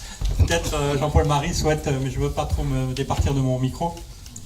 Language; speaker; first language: French; native; French